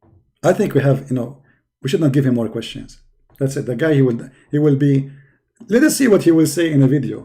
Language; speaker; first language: English; non-native, fluent; Arabic